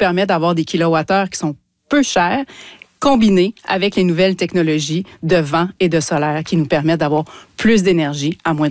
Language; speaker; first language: French; native; French